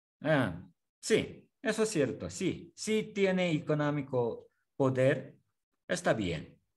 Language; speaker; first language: Spanish; non-native, learner; Korean